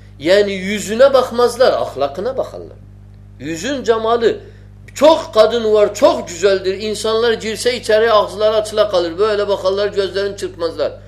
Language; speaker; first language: Turkish; non-native, fluent; Arabic